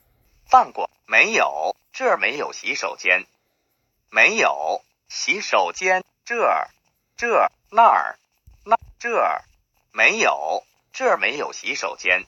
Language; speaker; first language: Chinese; non-native, learner; English